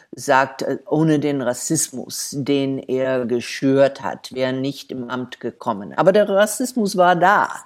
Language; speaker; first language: German; non-native, fluent; English